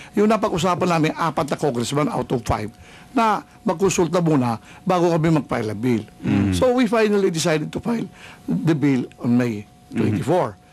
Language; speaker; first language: Filipino; non-native, local second language; Bikol